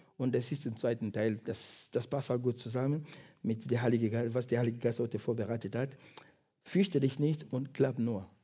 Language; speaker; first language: German; non-native, fluent; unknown